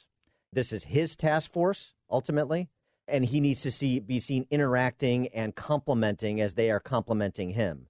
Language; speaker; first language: English; native; English